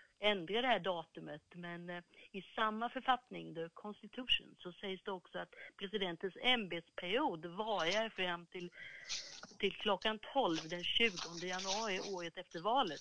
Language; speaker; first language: Swedish; native; Swedish